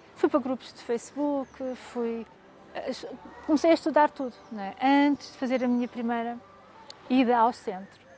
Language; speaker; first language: Portuguese; native; Portuguese